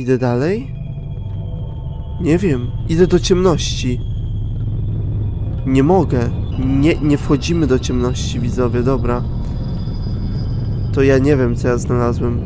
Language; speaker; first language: Polish; native; Polish